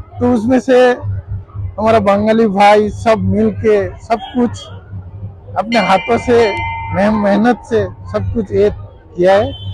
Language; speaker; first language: Hindi; non-native, local second language; Bangla